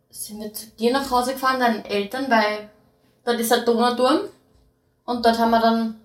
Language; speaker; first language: German; native; German